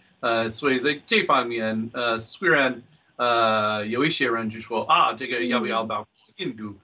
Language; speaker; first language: Chinese; non-native, fluent; English